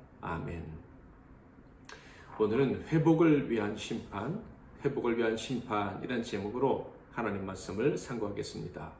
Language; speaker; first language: Korean; native; Korean